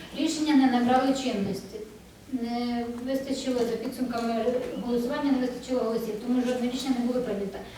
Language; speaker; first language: Ukrainian; native; Ukrainian